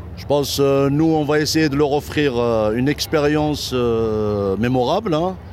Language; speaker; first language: French; non-native, fluent; German